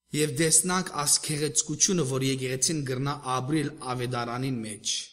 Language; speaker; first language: Armenian; early bilingual, heritage; Armenian